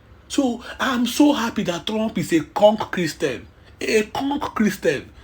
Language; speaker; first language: English; non-native, local second language; Igbo